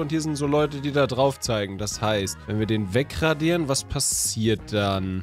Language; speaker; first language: German; native; German